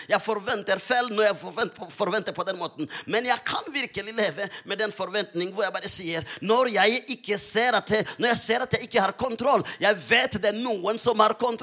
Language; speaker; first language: Norwegian; non-native, fluent; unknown